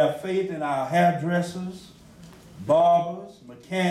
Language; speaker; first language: English; native; English